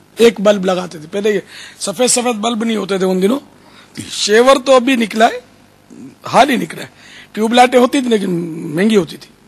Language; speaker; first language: Urdu; non-native, local second language; Kachhi